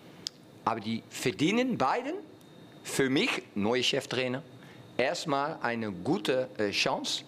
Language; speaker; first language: German; non-native, fluent; Dutch